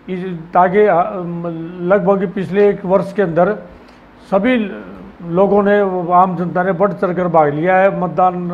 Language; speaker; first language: Hindi; native; Hindi